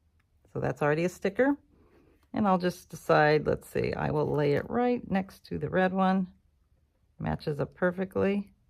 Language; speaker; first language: English; native; English